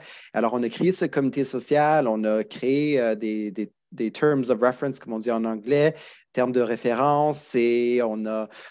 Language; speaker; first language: French; native; French